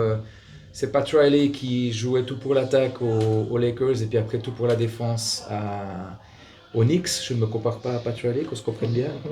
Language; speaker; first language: French; native; French